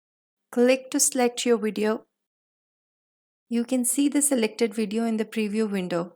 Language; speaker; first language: English; non-native, local second language; Hindi